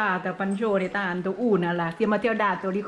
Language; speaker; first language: Italian; non-native, learner; Thai